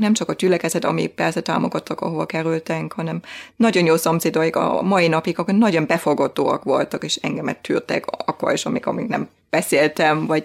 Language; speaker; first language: Hungarian; non-native, fluent; German